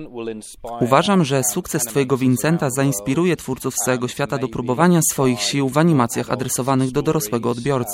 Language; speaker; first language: Polish; native; Polish